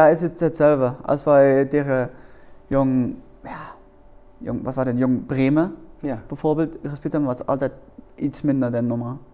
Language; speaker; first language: Dutch; non-native, learner; German